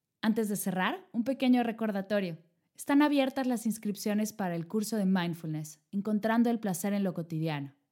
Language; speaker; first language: Spanish; native; Spanish